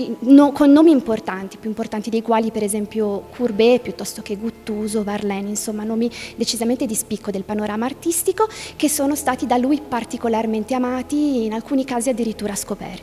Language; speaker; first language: Italian; native; Italian